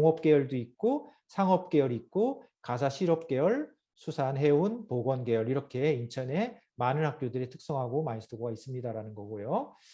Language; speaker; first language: Korean; native; Korean